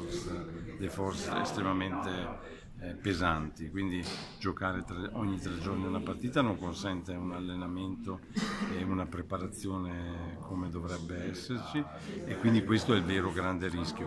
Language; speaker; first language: Italian; native; Italian